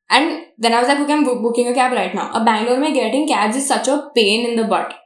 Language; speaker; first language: Hindi; native; Hindi